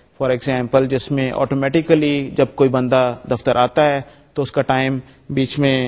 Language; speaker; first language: Urdu; native; Urdu